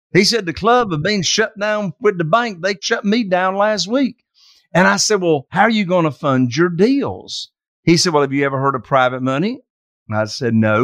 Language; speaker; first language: English; native; English